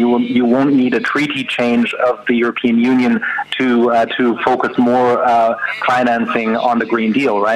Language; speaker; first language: English; non-native, fluent; German